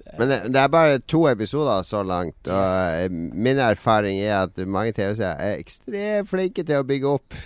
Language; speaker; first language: Norwegian; native; Norwegian